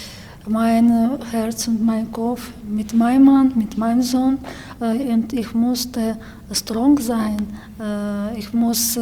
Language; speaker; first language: German; non-native, learner; Ukrainian